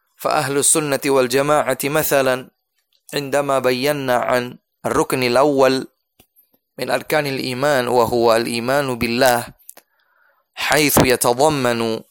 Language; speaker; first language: Arabic; non-native, fluent; Indonesian